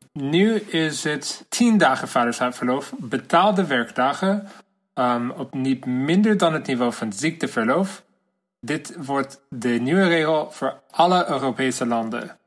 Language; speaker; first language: Dutch; non-native, learner; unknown